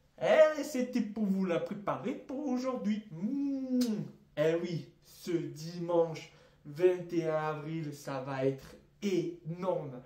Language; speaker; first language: French; native; French